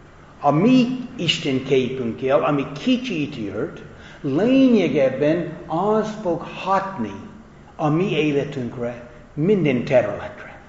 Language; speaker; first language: Hungarian; non-native, fluent; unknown